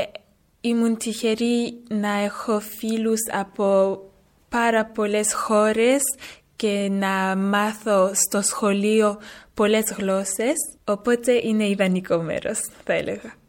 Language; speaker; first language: Greek; early bilingual, heritage; French